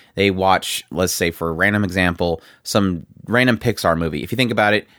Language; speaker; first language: English; native; English